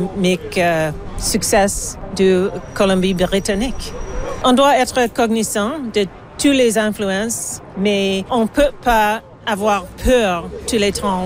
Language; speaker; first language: French; non-native, learner; English